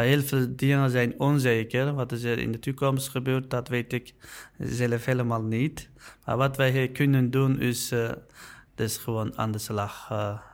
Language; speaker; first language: Dutch; non-native, learner; Uyghur